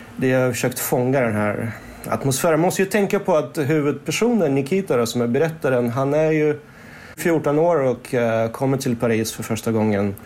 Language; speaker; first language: Swedish; early bilingual, other home language; Russian